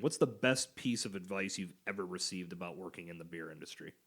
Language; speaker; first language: English; native; English